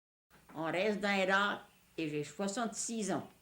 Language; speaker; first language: French; native; French